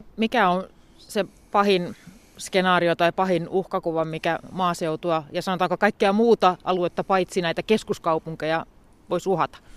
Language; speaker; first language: Finnish; native; Finnish